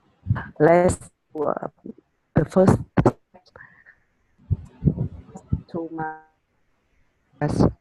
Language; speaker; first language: English; non-native, learner; Vietnamese